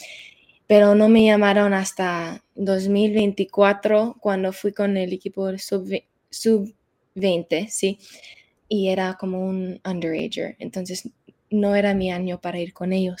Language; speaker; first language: Spanish; early bilingual, heritage; Spanish